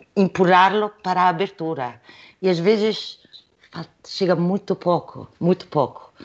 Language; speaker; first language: Portuguese; non-native, fluent; Italian